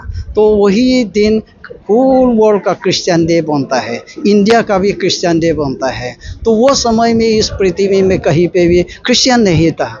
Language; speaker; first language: Hindi; non-native, local second language; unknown